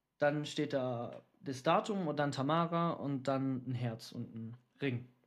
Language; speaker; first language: German; early bilingual, other home language; Dutch